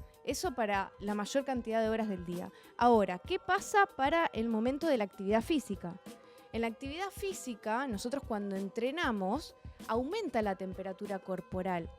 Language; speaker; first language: Spanish; native; Spanish